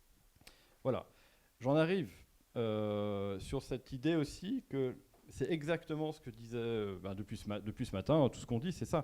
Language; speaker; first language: French; native; French